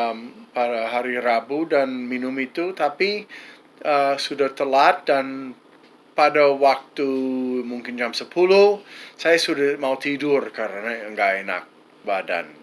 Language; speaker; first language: Indonesian; non-native, fluent; English